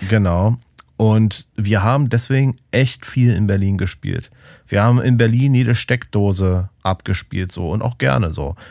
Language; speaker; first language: German; native; German